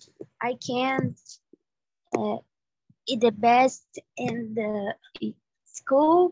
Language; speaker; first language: English; non-native, learner; Portuguese